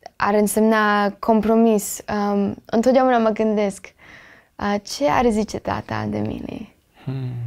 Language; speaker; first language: Romanian; early bilingual, heritage; Romanian